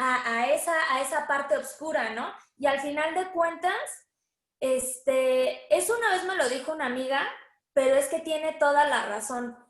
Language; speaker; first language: Spanish; native; Spanish